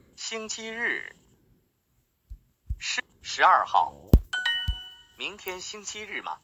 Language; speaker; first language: Chinese; non-native, learner; English